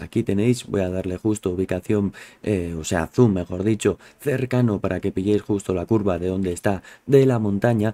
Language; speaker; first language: Spanish; native; Spanish